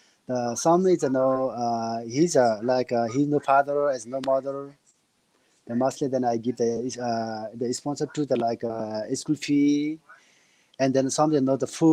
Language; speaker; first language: English; non-native, learner; Nepali